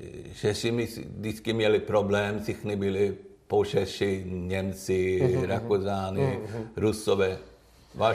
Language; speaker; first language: Czech; non-native, learner; Swedish